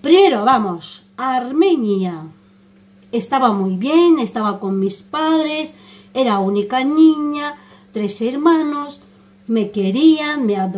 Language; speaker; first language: Spanish; non-native, fluent; Armenian